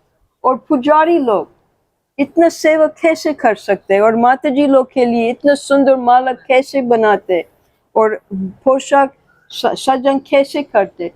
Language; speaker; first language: Hindi; non-native, learner; English